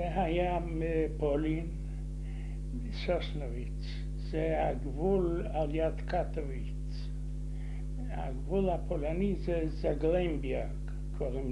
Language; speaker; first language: Hebrew; non-native, fluent; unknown